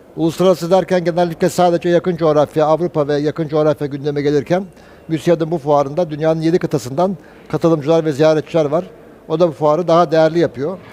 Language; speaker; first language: Turkish; native; Turkish